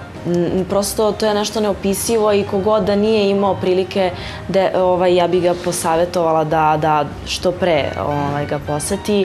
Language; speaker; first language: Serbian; early bilingual, heritage; Serbian